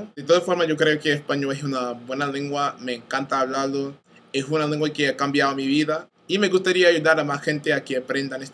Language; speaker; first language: Spanish; non-native, fluent; English